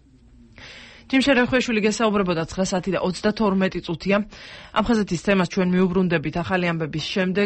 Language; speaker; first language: Georgian; native; Georgian